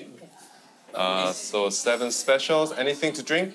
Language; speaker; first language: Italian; non-native, learner; Korean